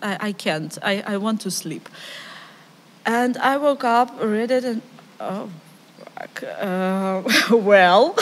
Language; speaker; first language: English; non-native, learner; Ukrainian